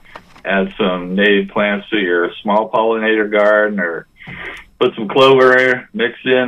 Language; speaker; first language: English; native; English